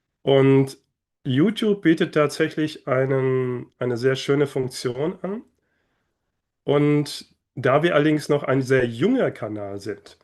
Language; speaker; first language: German; native; German